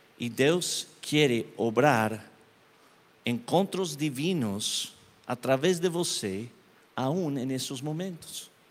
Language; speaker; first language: Portuguese; non-native, learner; Spanish